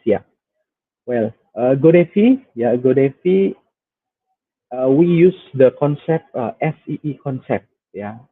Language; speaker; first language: English; non-native, fluent; Indonesian